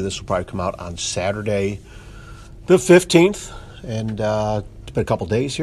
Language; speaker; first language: English; native; English